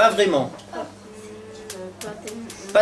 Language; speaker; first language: French; native; French